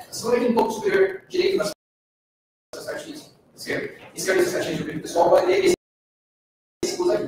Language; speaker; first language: Portuguese; native; Portuguese